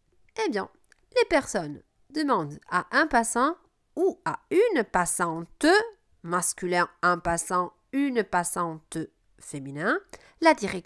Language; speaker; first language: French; non-native, fluent; Italian